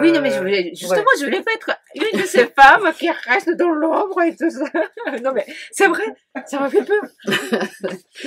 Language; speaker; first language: French; non-native, fluent; Japanese